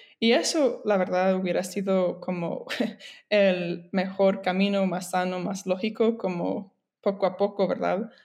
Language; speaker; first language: Spanish; non-native, fluent; English